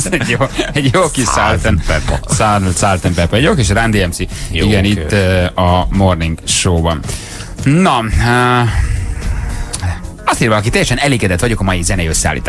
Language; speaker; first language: Hungarian; native; Hungarian